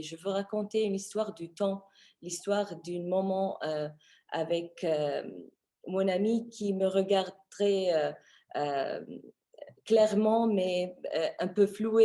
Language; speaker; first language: French; non-native, fluent; Arabic